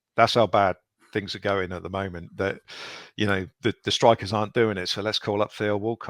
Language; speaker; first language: English; native; English